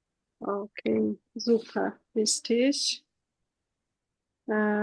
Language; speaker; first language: German; non-native, fluent; Bangla